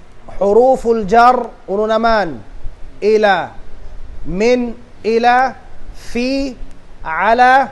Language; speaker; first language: Arabic; non-native, fluent; Tausug